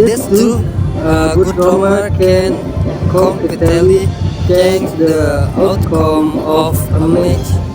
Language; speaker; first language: English; non-native, learner; Indonesian